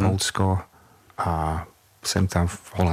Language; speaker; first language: Czech; non-native, fluent; English